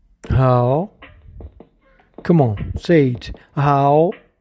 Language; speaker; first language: English; non-native, learner; Portuguese